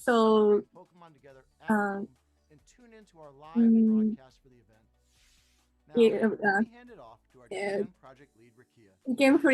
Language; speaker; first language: English; non-native, learner; Japanese